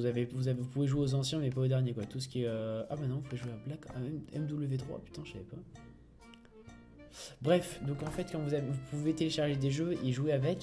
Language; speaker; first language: French; native; French